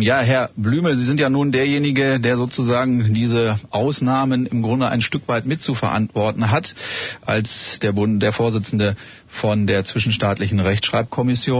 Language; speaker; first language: German; native; German